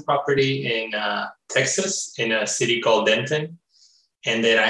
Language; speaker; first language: English; early bilingual, other home language; Spanish